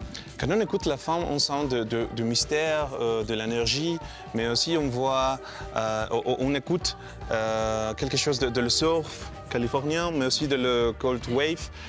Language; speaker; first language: French; non-native, learner; Spanish